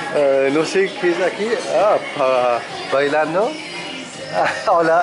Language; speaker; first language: Spanish; non-native, learner; German